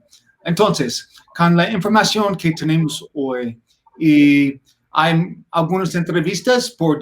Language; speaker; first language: Spanish; non-native, learner; English